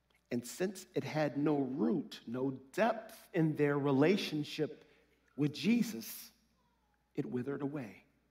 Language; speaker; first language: English; native; English